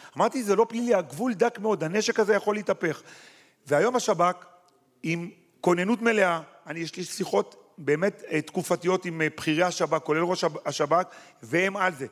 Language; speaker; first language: Hebrew; native; Hebrew